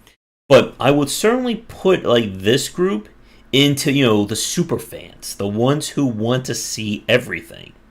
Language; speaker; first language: English; native; English